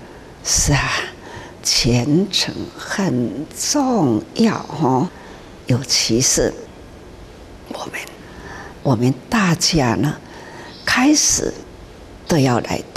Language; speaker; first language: Chinese; non-native, local second language; Min Nan Chinese